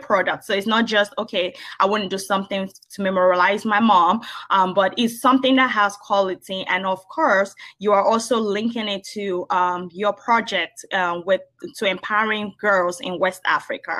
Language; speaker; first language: English; non-native, local second language; Yoruba